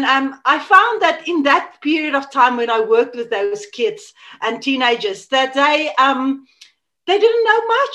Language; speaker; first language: English; non-native, local second language; Afrikaans